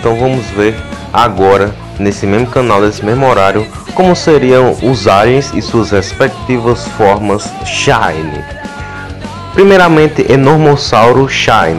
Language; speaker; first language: Portuguese; native; Portuguese